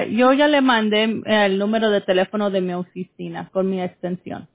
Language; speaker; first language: Spanish; early bilingual, heritage; English